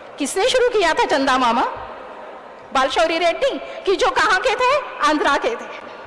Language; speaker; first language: Hindi; non-native, local second language; Kannada